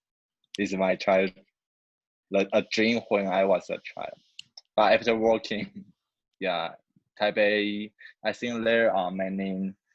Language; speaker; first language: English; non-native, learner; Chinese